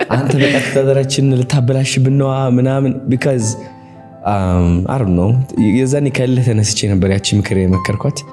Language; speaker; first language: Amharic; early bilingual, heritage; Amharic